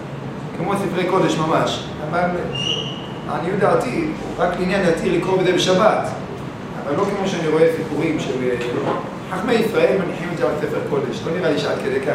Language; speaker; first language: Hebrew; native; Hebrew